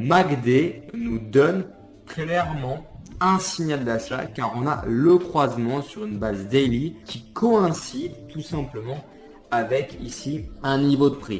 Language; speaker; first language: French; native; French